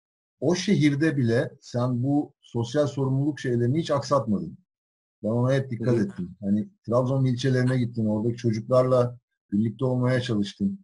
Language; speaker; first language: Turkish; native; Turkish